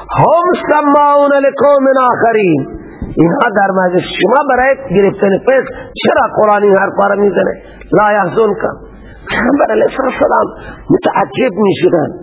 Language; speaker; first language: Persian; native; Persian